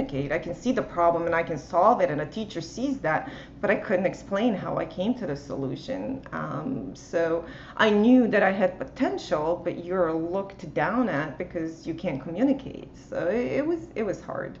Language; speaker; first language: English; non-native, fluent; Bosnian